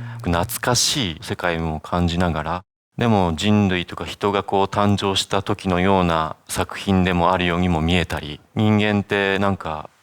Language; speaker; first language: Japanese; native; Japanese